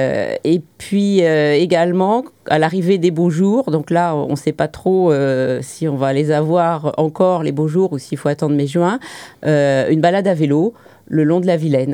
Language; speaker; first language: French; native; French